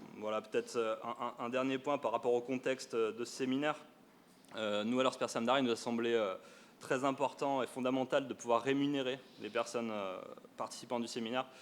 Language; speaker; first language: French; native; French